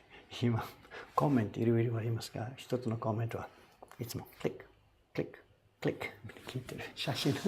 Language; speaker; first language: Japanese; non-native, fluent; English